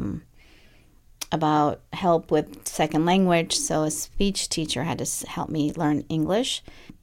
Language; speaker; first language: English; early bilingual, other home language; Spanish